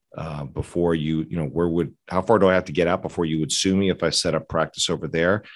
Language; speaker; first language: English; native; English